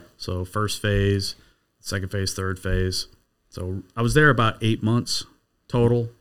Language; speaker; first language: English; native; English